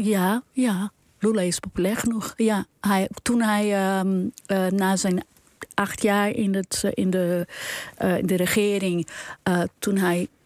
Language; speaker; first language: Dutch; non-native, fluent; Portuguese